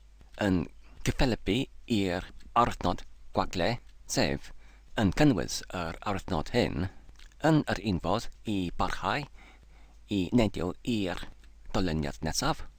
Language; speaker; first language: Welsh; non-native, learner; English